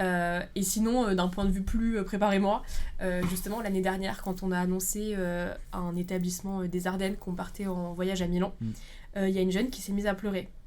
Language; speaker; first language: French; native; French